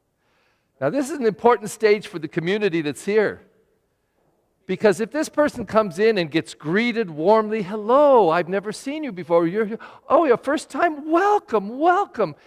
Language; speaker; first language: English; native; English